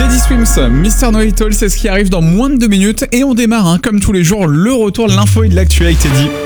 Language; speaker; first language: French; native; French